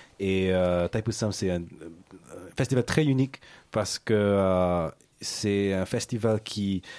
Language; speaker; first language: French; non-native, learner; English